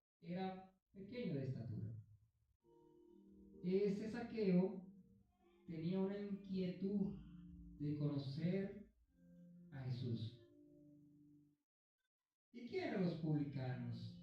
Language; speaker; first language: Spanish; native; Spanish